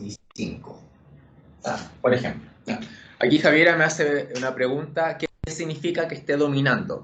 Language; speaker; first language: Spanish; native; Spanish